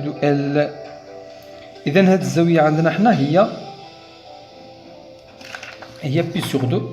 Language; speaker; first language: Arabic; native; Arabic